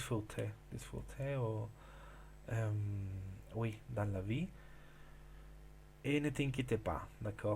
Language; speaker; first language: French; non-native, learner; Spanish